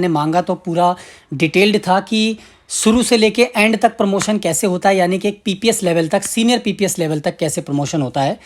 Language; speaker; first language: Hindi; native; Hindi